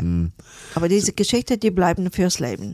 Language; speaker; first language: German; non-native, fluent; Bulgarian